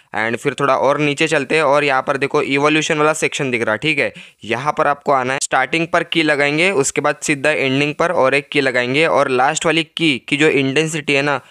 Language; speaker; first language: Hindi; native; Hindi